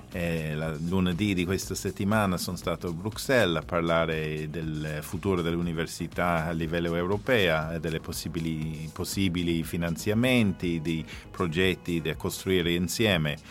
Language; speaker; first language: Italian; non-native, fluent; English